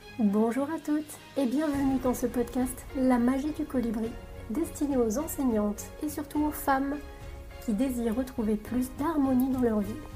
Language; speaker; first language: French; native; French